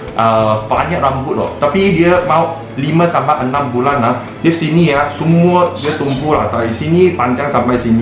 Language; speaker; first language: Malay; non-native, local second language; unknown